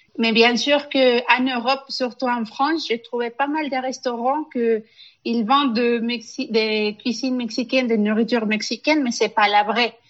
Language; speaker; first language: French; non-native, fluent; Spanish